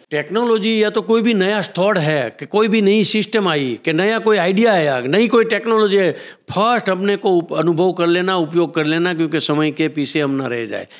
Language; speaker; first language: Hindi; non-native, local second language; Gujarati